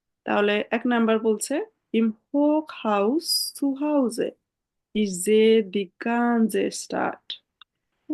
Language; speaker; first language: German; non-native, fluent; Bangla